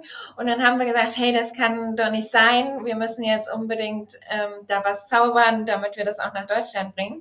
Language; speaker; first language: German; native; German